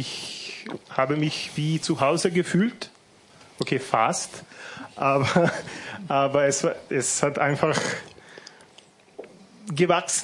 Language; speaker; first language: German; non-native, fluent; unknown